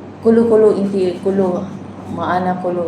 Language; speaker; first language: Arabic; non-native, learner; Filipino